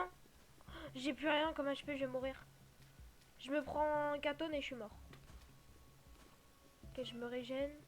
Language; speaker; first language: French; native; French